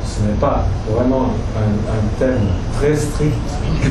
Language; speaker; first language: French; non-native, fluent; Japanese